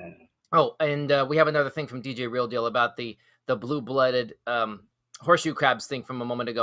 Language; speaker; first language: English; native; English